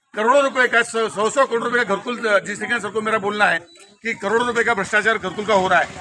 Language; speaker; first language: Hindi; non-native, local second language; Marathi